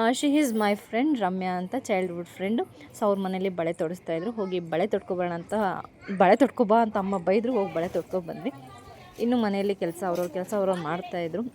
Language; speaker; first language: Kannada; non-native, local second language; Lambadi